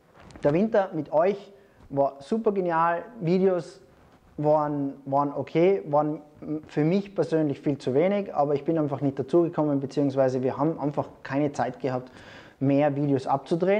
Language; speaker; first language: German; native; German